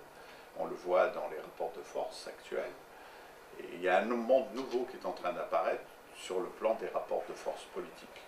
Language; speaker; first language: French; native; French